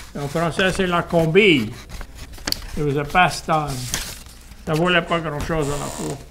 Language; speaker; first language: French; native; French